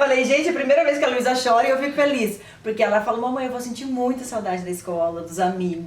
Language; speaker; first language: Portuguese; native; Portuguese